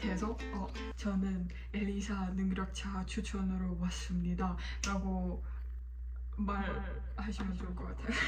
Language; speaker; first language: Korean; non-native, fluent; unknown